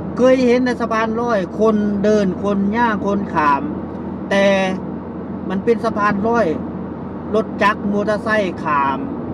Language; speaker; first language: Thai; non-native, local second language; Lao